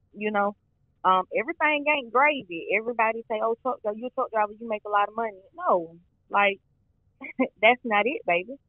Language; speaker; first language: English; native; English